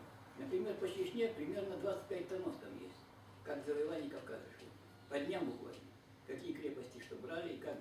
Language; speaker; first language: Russian; native; Russian